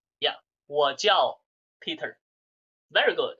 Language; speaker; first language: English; non-native, learner; Chinese